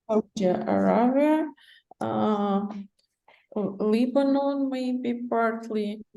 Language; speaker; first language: English; non-native, learner; Russian